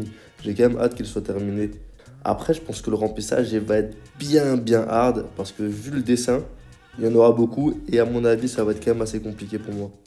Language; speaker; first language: French; native; French